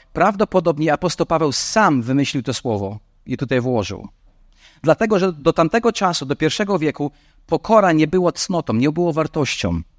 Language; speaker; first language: Polish; non-native, fluent; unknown